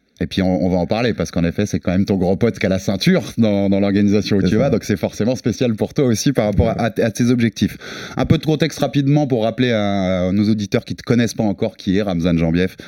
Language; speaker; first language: French; native; French